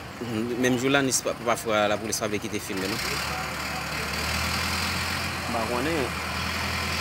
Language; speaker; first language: French; non-native, learner; Haitian Creole